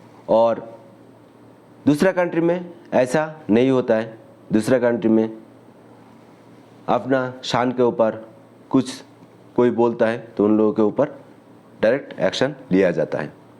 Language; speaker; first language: Hindi; non-native, local second language; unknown